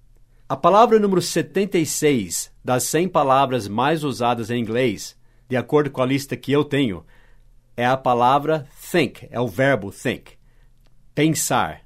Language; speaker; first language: Portuguese; non-native, fluent; English